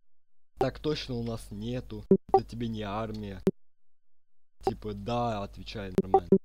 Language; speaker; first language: Russian; native; Russian